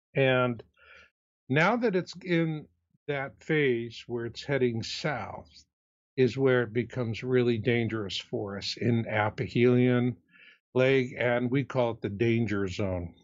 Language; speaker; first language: English; native; English